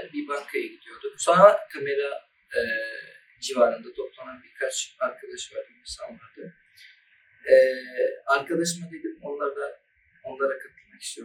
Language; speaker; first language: Turkish; early bilingual, other home language; Arabic